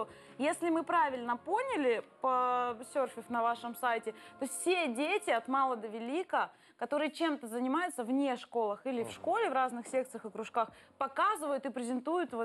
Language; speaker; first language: Russian; native; Russian